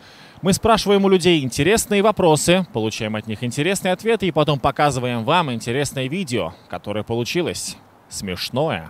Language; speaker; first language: Russian; native; Russian